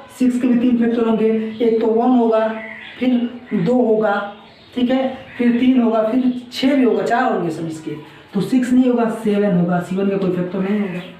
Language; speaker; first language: Hindi; native; Hindi